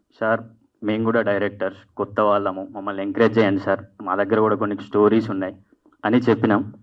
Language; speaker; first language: Telugu; native; Telugu